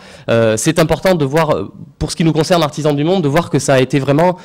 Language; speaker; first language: French; native; French